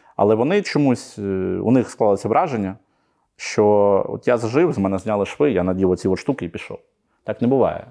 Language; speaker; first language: Ukrainian; native; Ukrainian